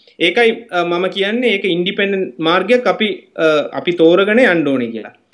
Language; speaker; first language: Sinhala; non-native, local second language; Tamil